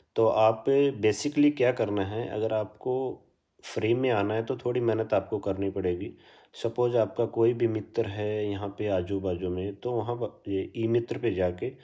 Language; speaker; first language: Hindi; native; Hindi